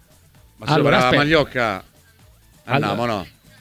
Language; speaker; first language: Italian; native; Italian